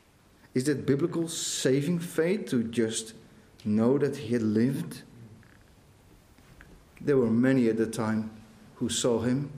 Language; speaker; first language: English; non-native, fluent; Dutch